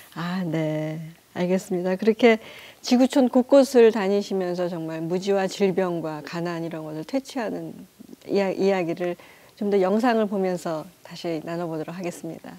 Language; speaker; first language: Korean; native; Korean